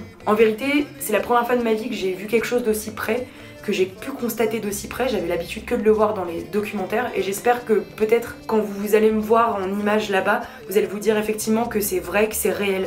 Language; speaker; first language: French; native; French